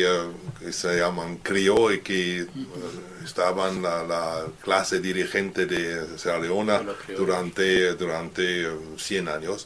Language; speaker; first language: Spanish; non-native, learner; French